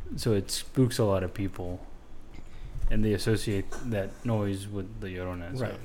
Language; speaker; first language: English; native; English